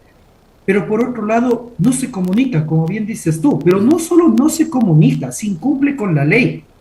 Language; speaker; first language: Spanish; native; Spanish